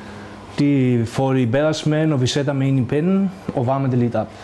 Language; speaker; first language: Danish; non-native, fluent; Greek